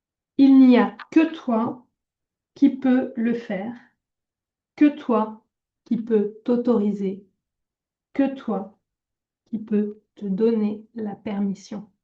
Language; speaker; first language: French; native; French